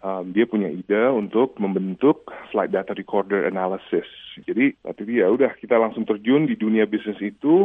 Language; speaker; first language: Indonesian; early bilingual, heritage; Indonesian